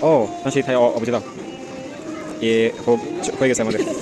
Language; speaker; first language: Chinese; non-native, learner; Bangla